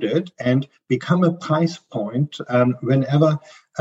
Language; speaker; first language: English; non-native, fluent; German